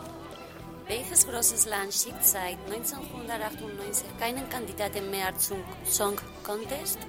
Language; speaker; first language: German; non-native, learner; Spanish